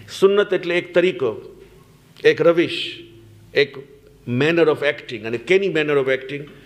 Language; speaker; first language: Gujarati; early bilingual, heritage; Gujarati